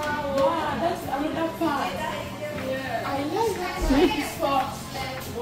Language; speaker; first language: English; non-native, learner; French